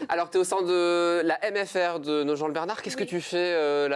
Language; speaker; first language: French; native; French